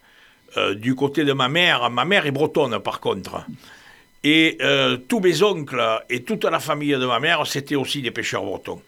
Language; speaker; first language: French; native; French